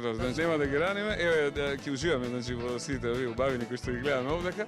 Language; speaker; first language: Macedonian; native; Macedonian